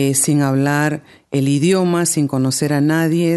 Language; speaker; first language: Spanish; native; Spanish